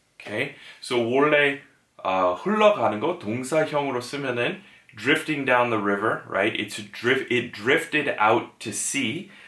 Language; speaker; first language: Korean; non-native, fluent; English